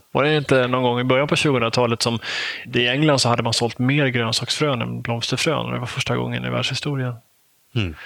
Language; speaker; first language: Swedish; native; Swedish